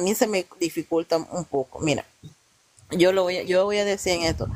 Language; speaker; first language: Spanish; non-native, local second language; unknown